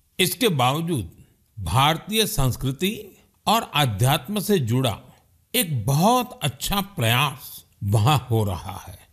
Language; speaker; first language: Hindi; non-native, local second language; Gujarati